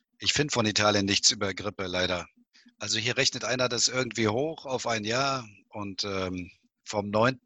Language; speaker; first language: German; native; German